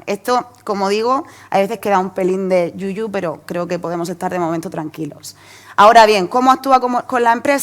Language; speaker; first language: Spanish; native; Spanish